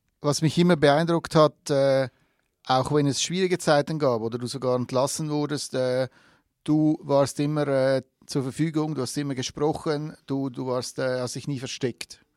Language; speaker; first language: German; native; German